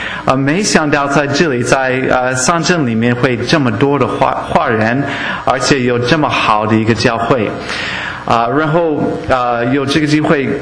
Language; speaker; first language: Chinese; non-native, fluent; English